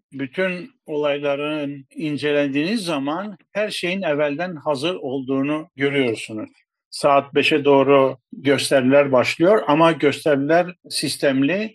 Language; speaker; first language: Turkish; non-native, local second language; Greek